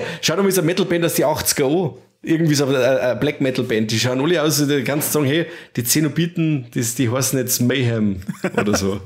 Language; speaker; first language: German; native; German